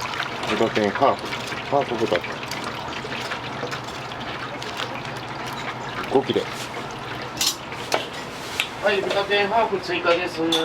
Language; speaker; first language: Japanese; native; Japanese